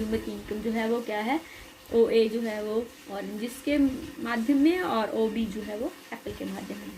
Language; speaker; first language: Hindi; native; Hindi